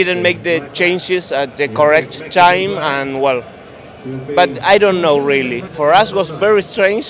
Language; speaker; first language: English; non-native, fluent; Spanish